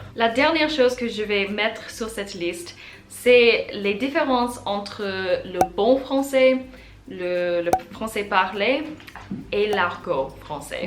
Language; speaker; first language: French; non-native, learner; English